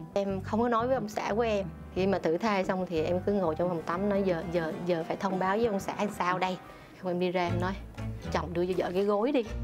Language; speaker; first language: Vietnamese; native; Vietnamese